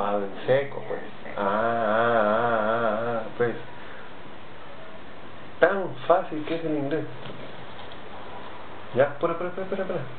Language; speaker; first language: Spanish; native; Spanish